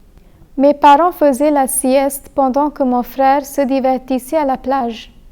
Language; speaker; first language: French; non-native, fluent; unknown